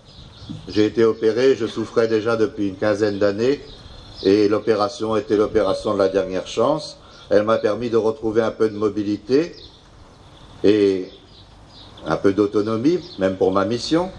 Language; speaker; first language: French; native; French